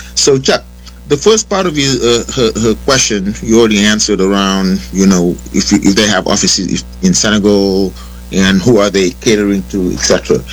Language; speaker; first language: English; non-native, fluent; Wolof